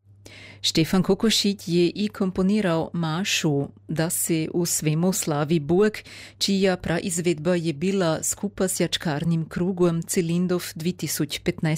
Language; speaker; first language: Serbian; native; Serbian